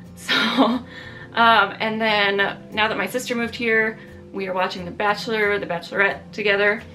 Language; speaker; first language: English; early bilingual, other home language; Italian